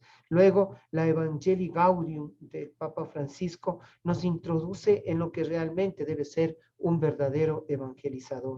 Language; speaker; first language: Spanish; native; Spanish